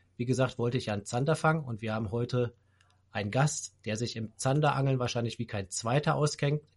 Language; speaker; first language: German; native; German